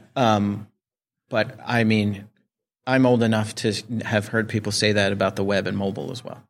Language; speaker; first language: English; native; English